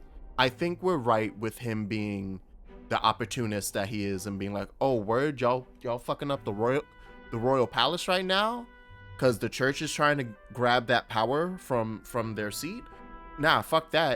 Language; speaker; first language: English; native; English